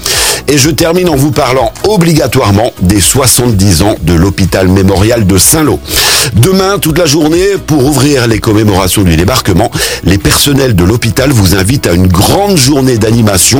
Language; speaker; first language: French; native; French